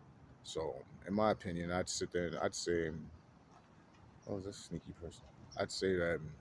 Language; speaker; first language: English; native; English